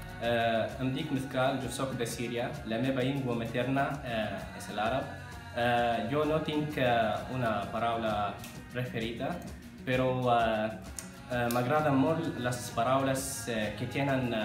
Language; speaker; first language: Catalan; non-native, learner; Arabic